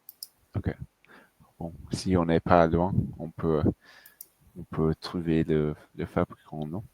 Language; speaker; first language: French; non-native, fluent; English